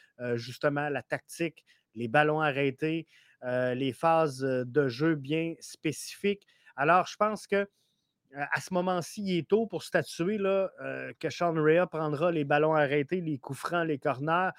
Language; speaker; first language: French; native; French